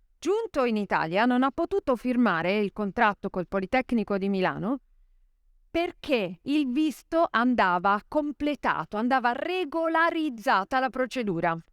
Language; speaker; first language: Italian; native; Italian